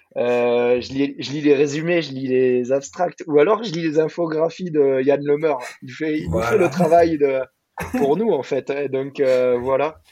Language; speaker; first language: French; native; French